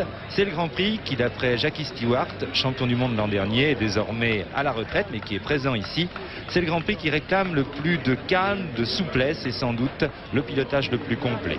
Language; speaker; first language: French; native; French